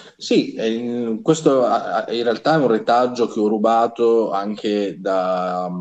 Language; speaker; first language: Italian; native; Italian